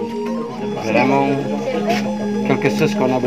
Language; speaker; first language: French; non-native, fluent; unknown